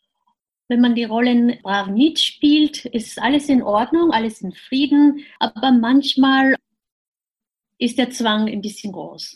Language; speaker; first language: German; non-native, fluent; Japanese